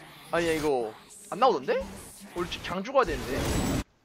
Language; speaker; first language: Korean; native; Korean